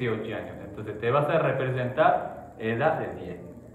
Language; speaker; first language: Spanish; non-native, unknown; Japanese